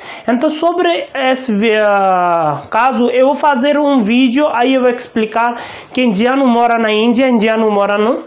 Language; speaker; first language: Portuguese; non-native, learner; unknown